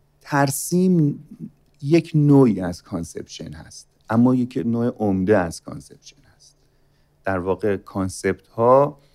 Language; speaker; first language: Persian; native; Persian